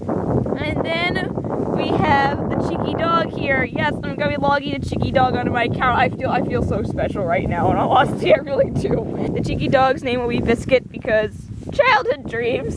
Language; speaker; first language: English; native; English